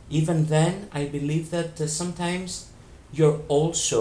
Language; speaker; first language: English; non-native, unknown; Greek